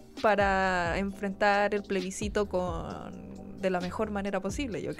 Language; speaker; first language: Spanish; native; Spanish